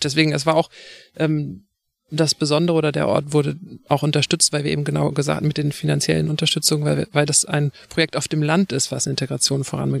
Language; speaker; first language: German; native; German